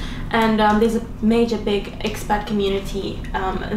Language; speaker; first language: English; non-native, local second language; Afrikaans